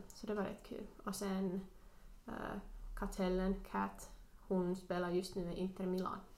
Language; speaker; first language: Swedish; non-native, local second language; Finnish